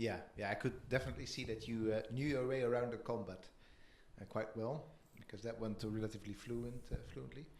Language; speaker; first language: English; non-native, fluent; Dutch